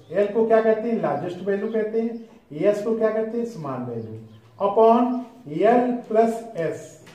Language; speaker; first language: Hindi; native; Hindi